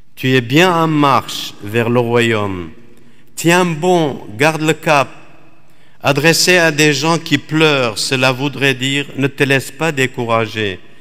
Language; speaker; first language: French; non-native, fluent; Assyrian Neo-Aramaic